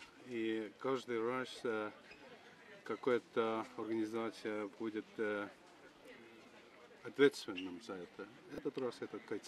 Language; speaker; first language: Russian; non-native, local second language; Estonian